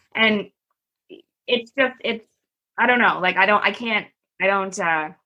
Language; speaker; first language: English; native; English